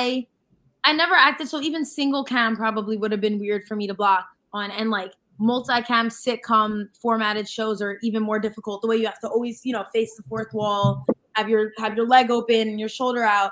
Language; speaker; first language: English; native; English